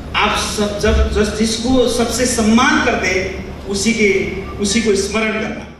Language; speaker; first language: Hindi; non-native, fluent; Nepali